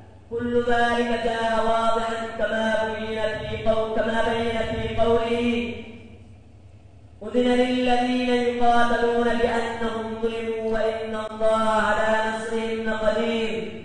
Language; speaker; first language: Arabic; non-native, fluent; Urdu